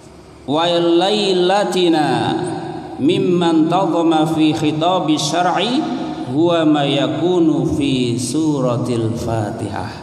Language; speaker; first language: Arabic; non-native, fluent; Indonesian